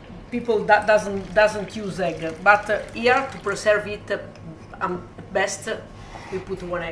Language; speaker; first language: English; non-native, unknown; Italian